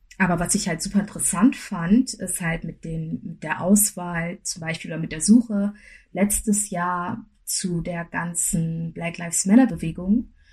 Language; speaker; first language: German; early bilingual, other home language; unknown